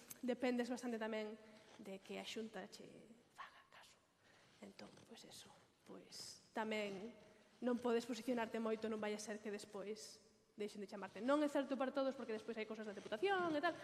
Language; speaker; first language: Galician; non-native, local second language; Spanish